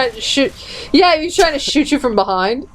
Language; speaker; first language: English; native; English